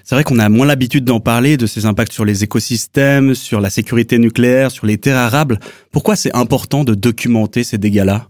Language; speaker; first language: French; native; French